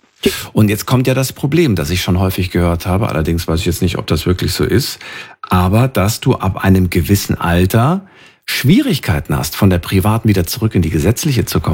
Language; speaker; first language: German; native; German